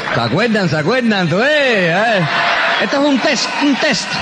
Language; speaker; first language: Spanish; early bilingual, heritage; Spanish